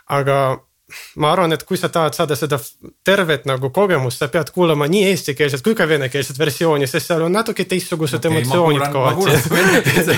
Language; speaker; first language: Estonian; non-native, local second language; Russian